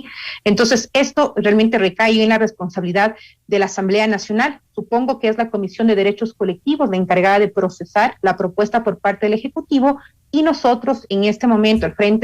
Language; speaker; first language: Spanish; native; Spanish